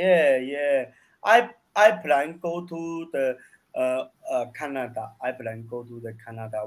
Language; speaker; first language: English; non-native, learner; Chinese